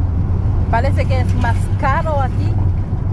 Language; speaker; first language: Spanish; non-native, learner; Haitian Creole